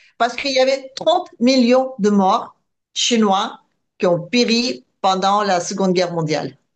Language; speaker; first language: French; non-native, fluent; Russian